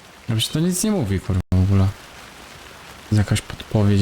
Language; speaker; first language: Polish; native; Polish